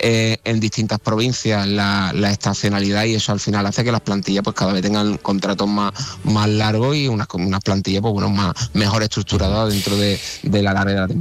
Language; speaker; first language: Spanish; native; Spanish